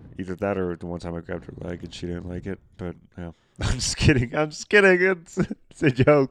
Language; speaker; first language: English; early bilingual, other home language; Spanish